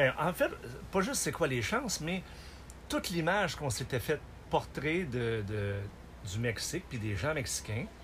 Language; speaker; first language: French; native; French